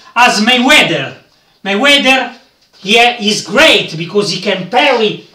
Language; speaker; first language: English; non-native, learner; Italian